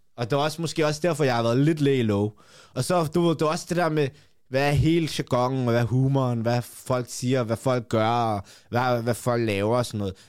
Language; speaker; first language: Danish; early bilingual, other home language; Kurdish